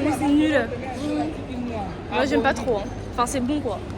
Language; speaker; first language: French; native; French